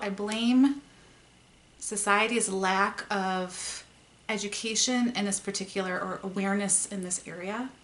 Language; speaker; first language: English; native; English